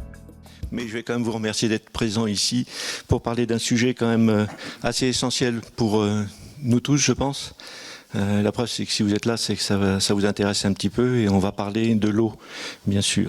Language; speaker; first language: French; native; French